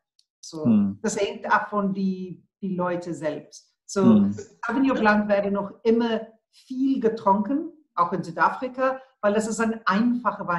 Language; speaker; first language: German; non-native, learner; Afrikaans